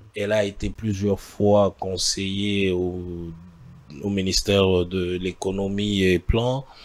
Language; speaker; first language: French; non-native, local second language; Swahili